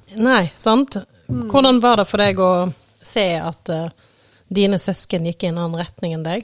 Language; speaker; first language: Norwegian; native; Norwegian